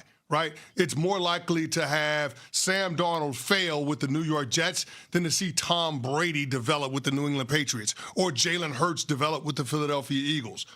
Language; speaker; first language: English; native; English